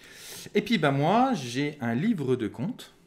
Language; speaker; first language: French; native; French